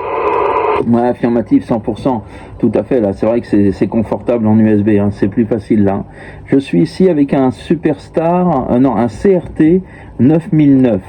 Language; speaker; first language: French; native; French